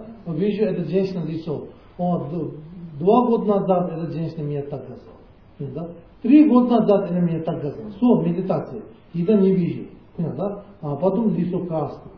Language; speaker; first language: Russian; non-native, learner; Tibetan